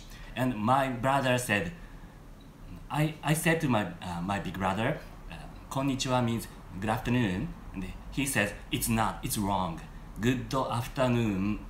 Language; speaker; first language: English; non-native, learner; Japanese